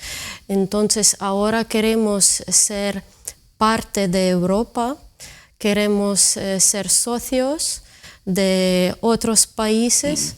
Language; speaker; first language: Spanish; non-native, fluent; Ukrainian